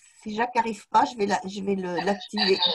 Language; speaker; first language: French; native; French